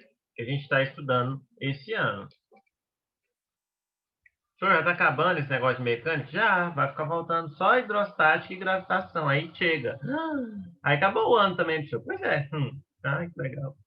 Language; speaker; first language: Portuguese; native; Portuguese